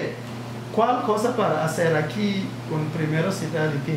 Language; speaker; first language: Spanish; non-native, learner; English